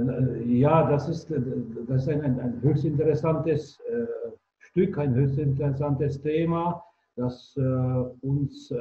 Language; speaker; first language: German; non-native, fluent; Czech